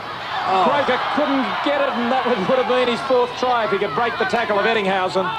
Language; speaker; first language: English; native; English